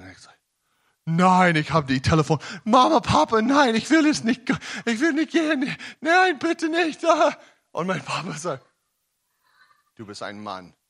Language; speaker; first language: German; non-native, learner; English